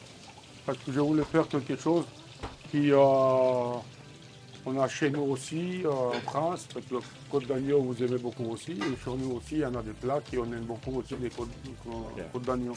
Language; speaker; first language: French; non-native, learner; Georgian